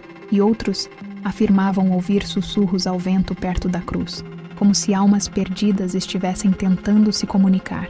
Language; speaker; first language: Portuguese; native; Portuguese